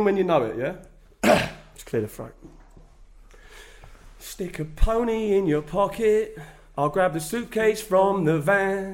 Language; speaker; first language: English; native; English